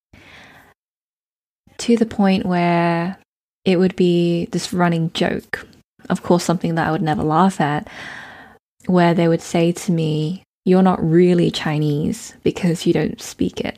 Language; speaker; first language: English; native; English